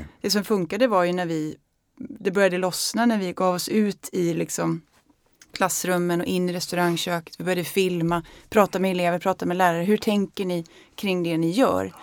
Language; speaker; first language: Swedish; native; Swedish